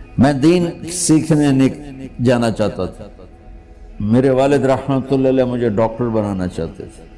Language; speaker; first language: Urdu; non-native, local second language; Punjabi